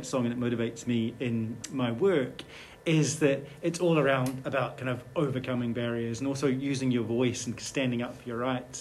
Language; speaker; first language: English; native; English